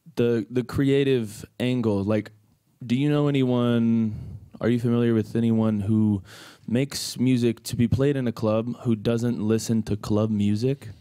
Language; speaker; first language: English; native; English